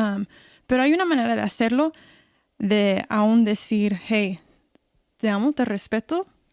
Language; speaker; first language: Spanish; early bilingual, heritage; Spanish